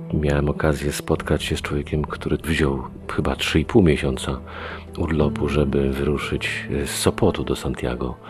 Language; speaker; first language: Polish; native; Polish